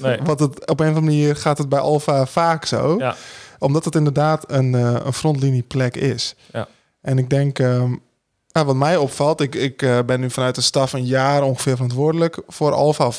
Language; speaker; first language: Dutch; native; Dutch